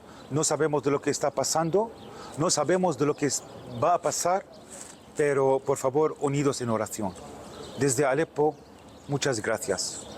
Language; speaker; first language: Spanish; non-native, fluent; Arabic